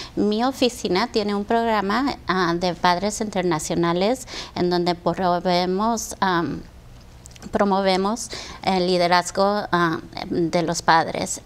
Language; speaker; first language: Spanish; early bilingual, heritage; Spanish